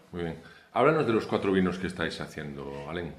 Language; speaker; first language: Spanish; native; Spanish